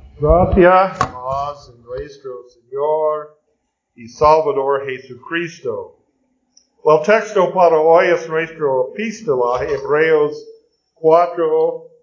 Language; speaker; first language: Spanish; non-native, learner; English